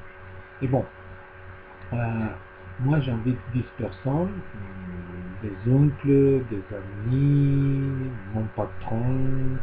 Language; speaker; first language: French; non-native, learner; Spanish